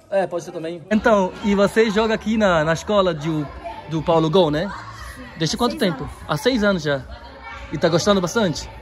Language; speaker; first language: Portuguese; non-native, learner; German